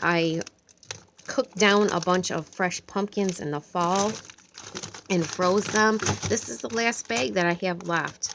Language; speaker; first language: English; native; English